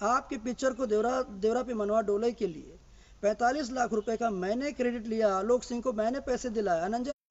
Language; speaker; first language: Hindi; native; Hindi